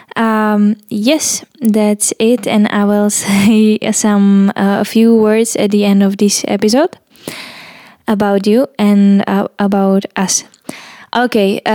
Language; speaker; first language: English; non-native, learner; Czech